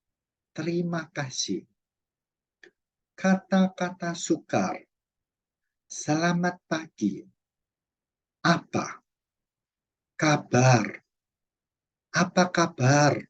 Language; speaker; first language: Indonesian; non-native, fluent; Chinese